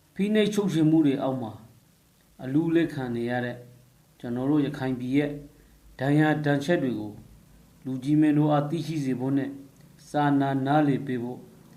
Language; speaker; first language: Burmese; native; Burmese